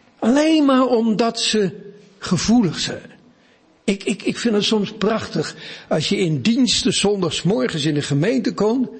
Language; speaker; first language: Dutch; native; Dutch